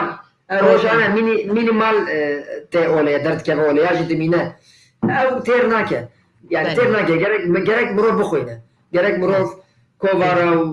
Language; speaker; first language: Kurdish; non-native, local second language; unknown